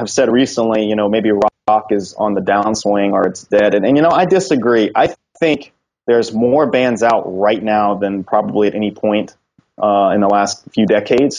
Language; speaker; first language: English; native; English